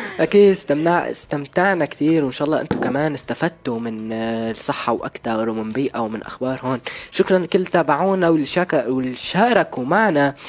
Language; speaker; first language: Arabic; native; Arabic